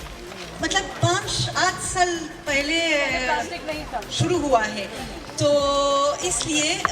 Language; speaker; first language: Hindi; non-native, learner; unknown